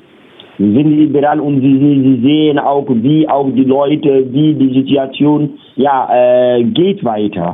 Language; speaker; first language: German; non-native, learner; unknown